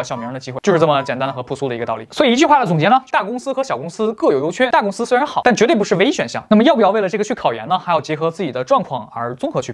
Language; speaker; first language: Chinese; native; Chinese